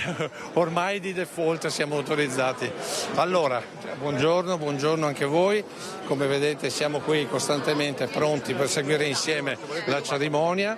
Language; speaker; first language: Italian; native; Italian